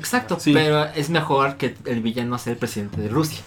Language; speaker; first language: Spanish; native; Spanish